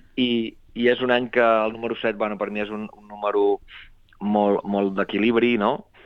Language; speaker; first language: Catalan; native; Catalan